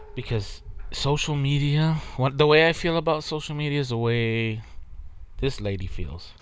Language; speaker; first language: English; native; English